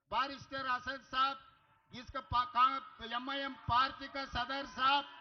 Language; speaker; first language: Hindi; non-native, local second language; Telugu